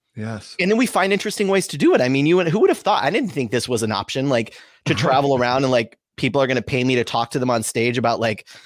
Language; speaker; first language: English; native; English